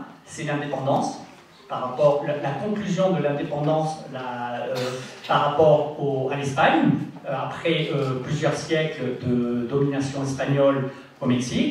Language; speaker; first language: French; native; French